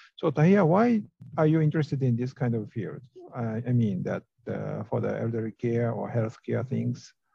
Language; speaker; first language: English; non-native, fluent; Japanese